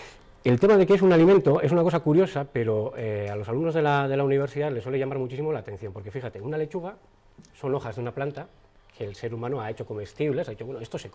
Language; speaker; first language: Spanish; native; Spanish